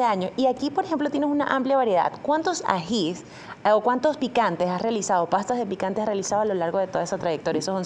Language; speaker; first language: Spanish; native; Spanish